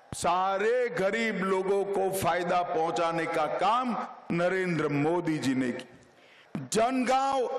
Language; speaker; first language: Hindi; non-native, local second language; Gujarati